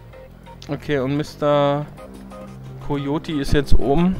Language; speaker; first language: German; native; German